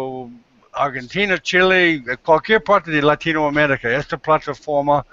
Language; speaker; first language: Spanish; non-native, learner; English